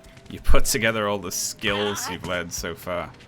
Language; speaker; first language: English; native; English